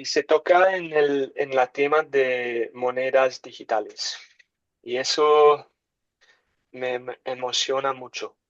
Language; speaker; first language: Spanish; non-native, learner; English